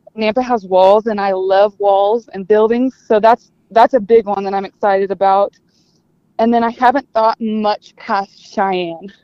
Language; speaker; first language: English; native; English